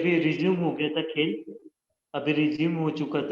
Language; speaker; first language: Hindi; native; Hindi